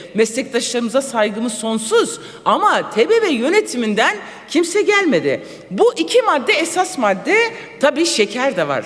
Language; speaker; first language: Turkish; non-native, local second language; Kurdish